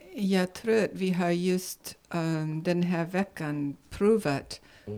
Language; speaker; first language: Swedish; non-native, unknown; English